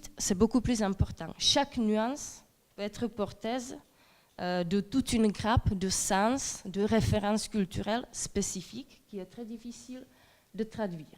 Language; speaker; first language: French; non-native, fluent; Czech